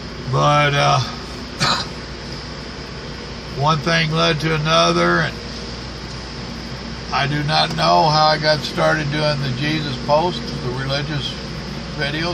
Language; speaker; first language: English; native; English